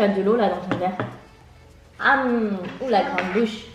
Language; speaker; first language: French; native; French